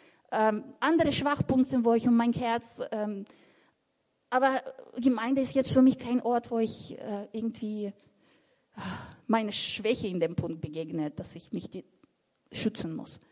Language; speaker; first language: German; non-native, fluent; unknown